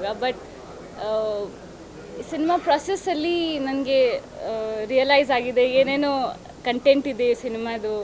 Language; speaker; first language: Kannada; non-native, learner; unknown